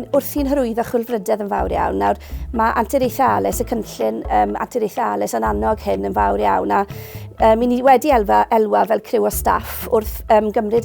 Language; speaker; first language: Welsh; native; Welsh